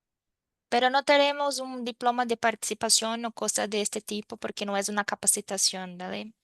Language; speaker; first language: Spanish; non-native, fluent; Portuguese